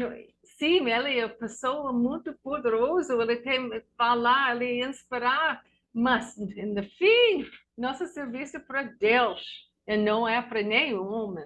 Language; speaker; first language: Portuguese; non-native, learner; English